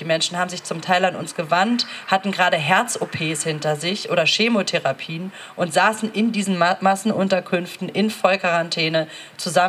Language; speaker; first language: German; native; German